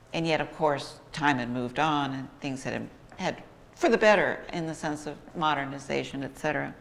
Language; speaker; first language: English; native; English